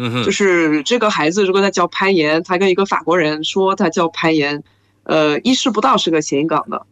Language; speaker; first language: Chinese; non-native, fluent; French